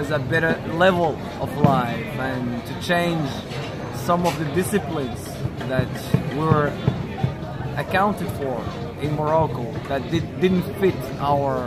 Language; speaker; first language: English; non-native, fluent; Arabic